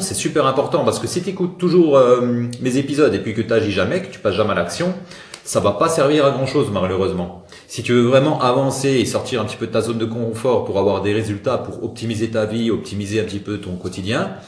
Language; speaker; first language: French; native; French